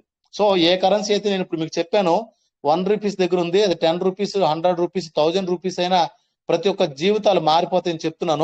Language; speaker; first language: Telugu; native; Telugu